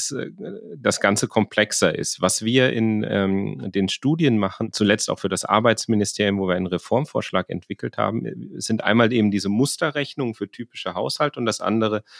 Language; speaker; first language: German; native; German